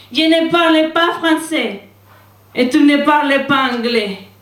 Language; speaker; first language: French; non-native, learner; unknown